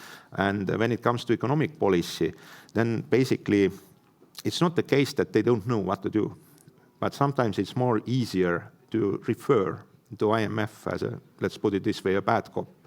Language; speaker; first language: English; non-native, fluent; Estonian